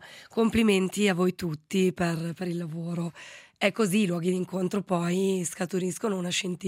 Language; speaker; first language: Italian; native; Italian